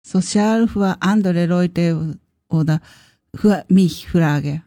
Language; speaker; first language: German; non-native, learner; Japanese